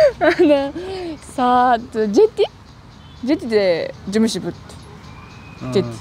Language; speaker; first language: Kyrgyz; non-native, learner; Japanese